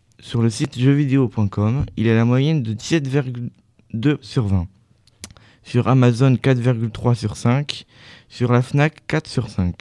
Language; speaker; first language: French; native; French